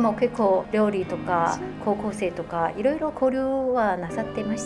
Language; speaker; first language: Japanese; non-native, fluent; Chinese